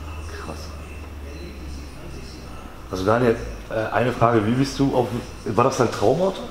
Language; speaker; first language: German; native; German